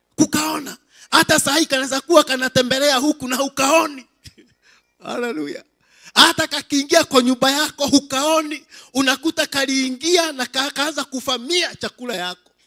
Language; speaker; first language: Swahili; non-native, local second language; Kikuyu